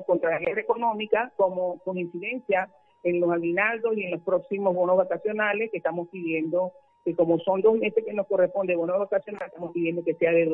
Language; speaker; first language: Spanish; native; Spanish